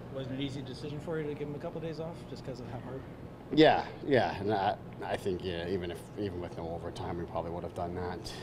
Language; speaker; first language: English; native; English